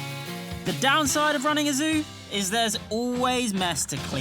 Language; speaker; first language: English; native; English